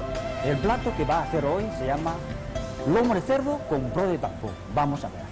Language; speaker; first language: Spanish; non-native, fluent; Chinese